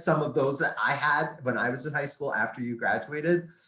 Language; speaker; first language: English; native; English